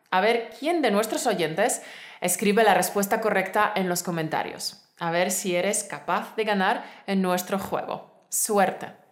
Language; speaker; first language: Spanish; native; Spanish